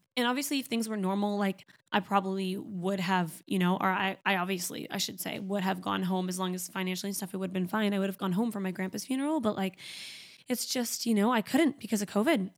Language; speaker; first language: English; native; English